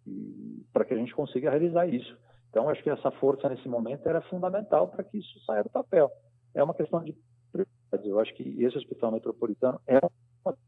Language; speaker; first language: Portuguese; native; Portuguese